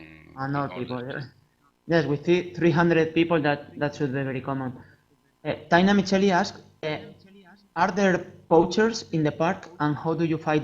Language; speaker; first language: English; non-native, fluent; Spanish